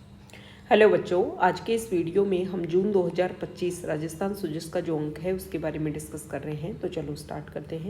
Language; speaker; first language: Hindi; native; Hindi